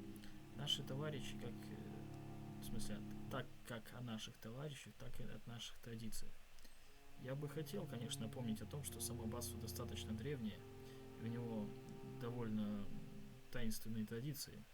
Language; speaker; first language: Russian; native; Russian